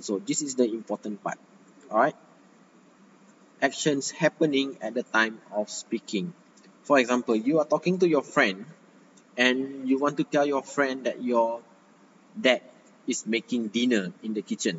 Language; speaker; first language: English; non-native, local second language; Malay